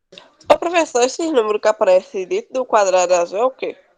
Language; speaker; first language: Portuguese; native; Portuguese